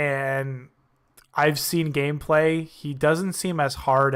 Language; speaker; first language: English; native; English